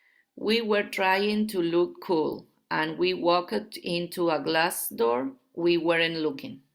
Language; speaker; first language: English; non-native, learner; Spanish